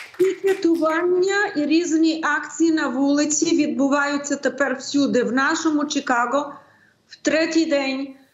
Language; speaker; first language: Ukrainian; early bilingual, heritage; Ukrainian